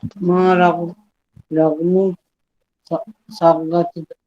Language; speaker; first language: Arabic; non-native, learner; Divehi